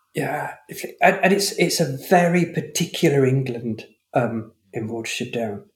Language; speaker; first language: English; native; English